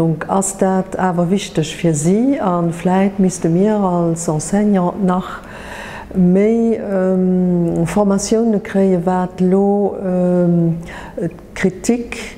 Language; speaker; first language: German; non-native, local second language; Luxembourgish